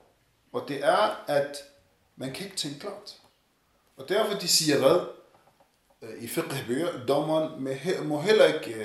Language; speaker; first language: Danish; early bilingual, other home language; Arabic